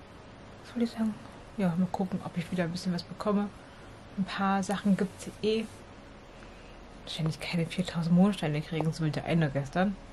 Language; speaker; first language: German; native; German